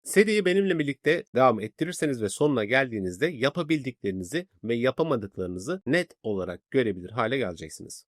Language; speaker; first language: Turkish; native; Turkish